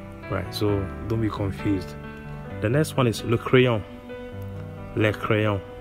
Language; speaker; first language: English; non-native, local second language; Akan